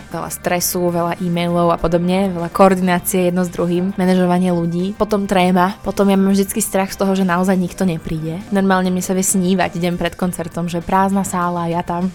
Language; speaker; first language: Slovak; native; Slovak